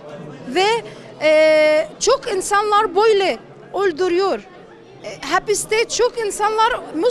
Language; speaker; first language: Turkish; non-native, learner; Arabic